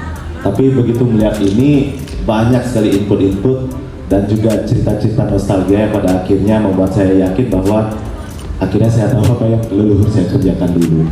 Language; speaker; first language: Indonesian; native; Indonesian